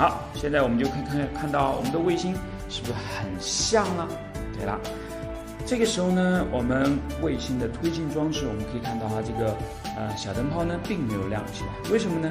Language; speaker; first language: Chinese; native; Chinese